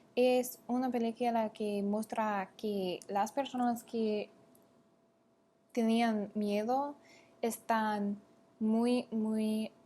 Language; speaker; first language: Spanish; non-native, learner; English